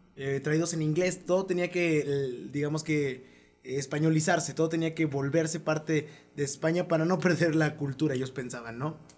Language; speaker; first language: Spanish; native; Spanish